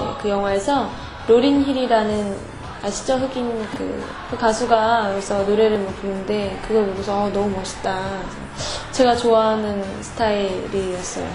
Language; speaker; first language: Korean; native; Korean